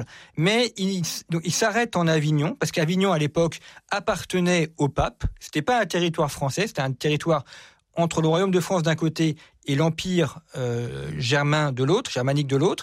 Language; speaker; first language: French; native; French